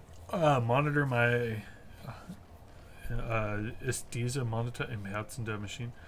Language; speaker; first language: German; non-native, learner; English